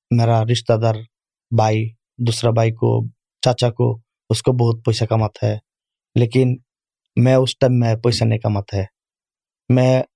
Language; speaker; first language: Urdu; non-native, learner; Bangla